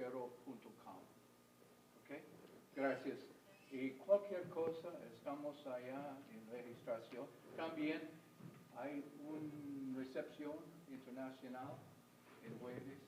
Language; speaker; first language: Spanish; non-native, fluent; English